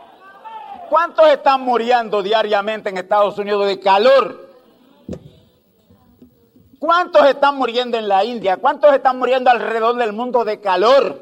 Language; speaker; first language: Spanish; native; Spanish